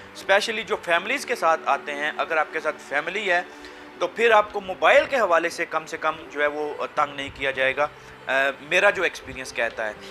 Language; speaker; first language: Urdu; non-native, local second language; Punjabi